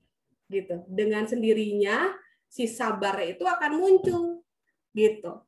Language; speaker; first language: Malay; native; Malay